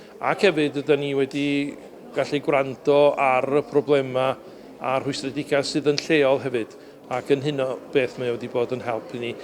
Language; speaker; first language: Welsh; native; Welsh